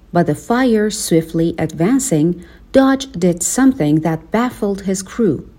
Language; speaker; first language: English; non-native, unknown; Persian